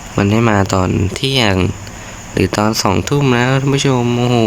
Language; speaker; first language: Thai; native; Thai